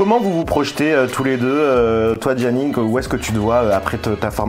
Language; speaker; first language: French; native; French